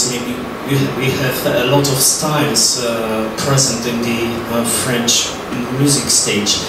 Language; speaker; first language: English; non-native, fluent; Polish